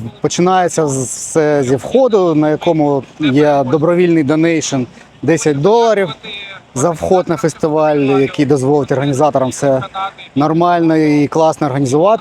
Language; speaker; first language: Ukrainian; native; Ukrainian